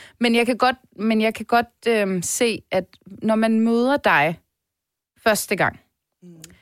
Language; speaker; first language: Danish; early bilingual, other home language; Persian